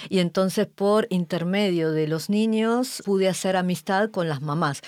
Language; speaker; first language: Spanish; native; Spanish